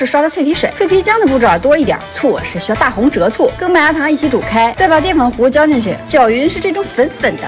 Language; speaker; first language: Chinese; native; Chinese